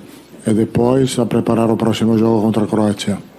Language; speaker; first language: Portuguese; non-native, learner; Italian